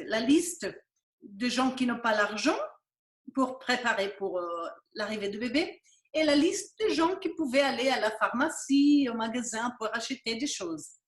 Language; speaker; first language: French; non-native, fluent; Spanish